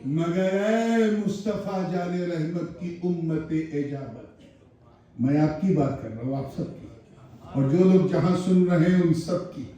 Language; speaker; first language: Urdu; native; Urdu